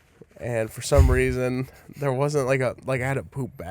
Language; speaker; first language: English; native; English